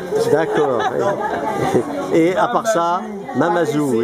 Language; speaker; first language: French; native; French